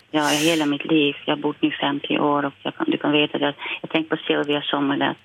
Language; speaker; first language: Swedish; non-native, fluent; Dutch